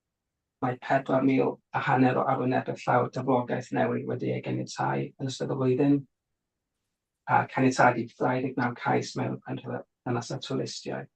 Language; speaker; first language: Welsh; native; Welsh